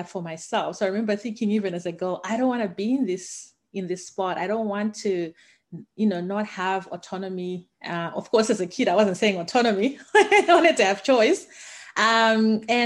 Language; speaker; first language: English; non-native, local second language; Shona